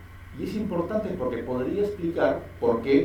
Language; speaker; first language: Spanish; native; Spanish